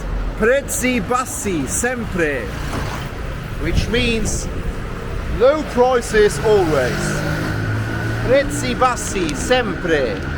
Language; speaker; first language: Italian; non-native, learner; English